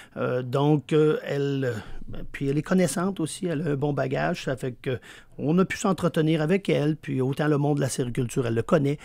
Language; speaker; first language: French; native; French